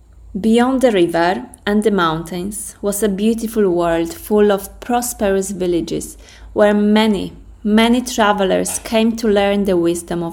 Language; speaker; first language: English; non-native, fluent; Polish